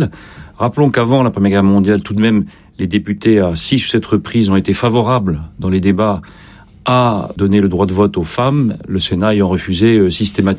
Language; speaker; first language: French; native; French